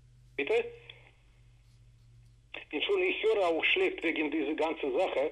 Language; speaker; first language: German; non-native, fluent; Russian